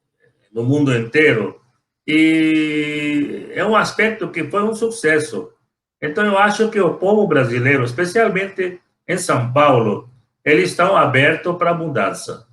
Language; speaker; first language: Portuguese; non-native, fluent; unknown